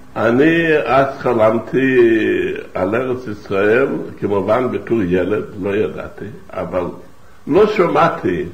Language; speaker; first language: Hebrew; non-native, fluent; Yiddish